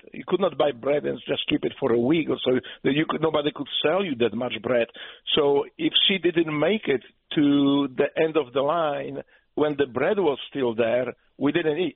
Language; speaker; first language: English; non-native, fluent; Polish